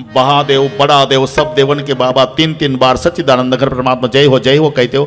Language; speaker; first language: Hindi; non-native, local second language; Marathi